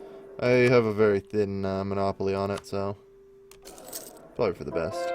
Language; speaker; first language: English; native; English